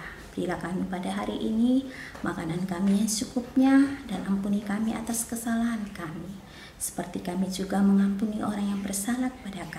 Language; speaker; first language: Indonesian; native; Indonesian